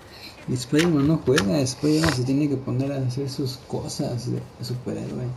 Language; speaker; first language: Spanish; native; Spanish